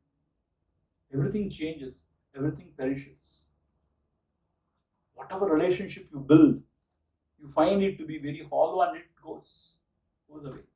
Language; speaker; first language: English; non-native, local second language; Tamil